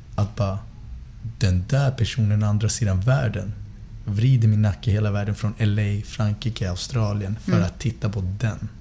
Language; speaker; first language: Swedish; native; Swedish